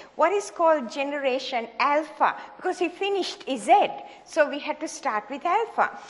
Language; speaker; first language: English; non-native, local second language; Sinhala